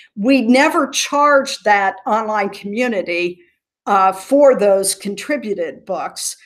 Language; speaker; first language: English; native; English